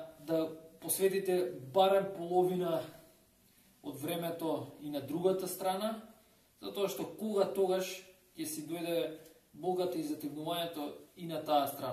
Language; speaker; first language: Macedonian; native; Macedonian